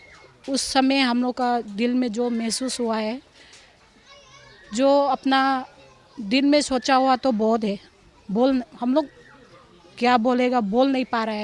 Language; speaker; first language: Hindi; non-native, local second language; Manipuri